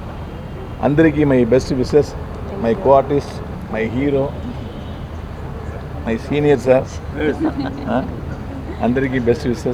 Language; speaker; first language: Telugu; non-native, learner; Tamil